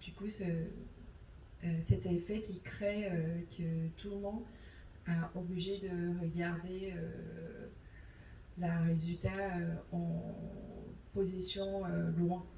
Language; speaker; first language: French; non-native, fluent; Chinese